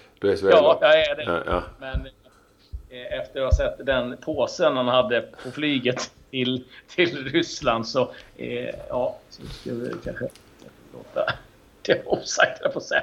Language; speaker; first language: Swedish; native; Swedish